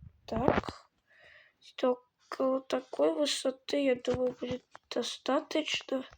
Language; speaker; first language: Russian; native; Russian